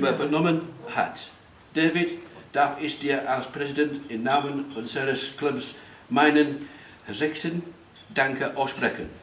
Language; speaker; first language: German; non-native, learner; English